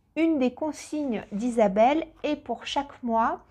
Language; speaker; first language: French; native; French